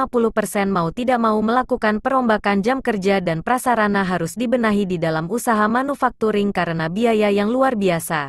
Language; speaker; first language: Indonesian; native; Indonesian